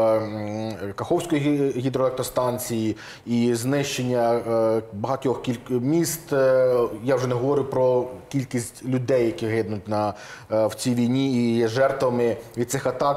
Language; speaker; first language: Ukrainian; native; Ukrainian